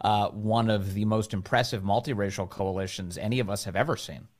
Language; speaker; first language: English; native; English